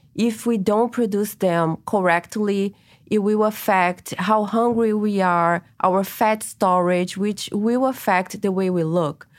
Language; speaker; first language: English; non-native, fluent; Portuguese